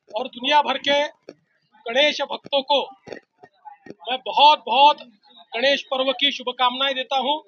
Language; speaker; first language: Hindi; non-native, local second language; Marathi